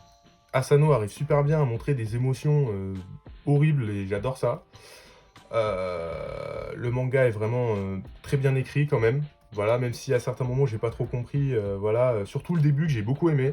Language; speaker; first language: French; native; French